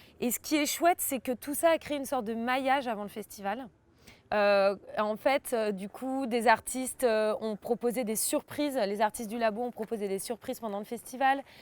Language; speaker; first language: French; native; French